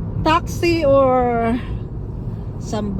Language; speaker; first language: English; non-native, local second language; Waray